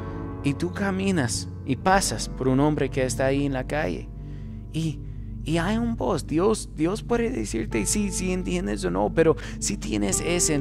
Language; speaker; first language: Spanish; non-native, fluent; English